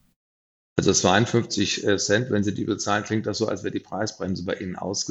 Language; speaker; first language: German; native; German